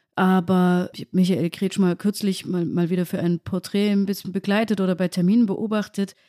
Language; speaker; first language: German; native; German